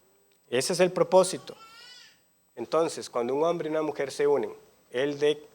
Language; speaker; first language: Spanish; native; Spanish